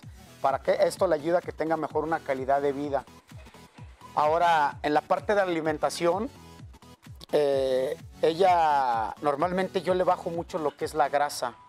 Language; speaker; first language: Spanish; native; Spanish